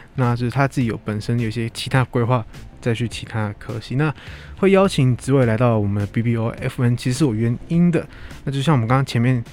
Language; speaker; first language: Chinese; native; Chinese